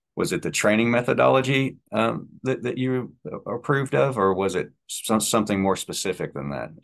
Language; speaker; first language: English; native; English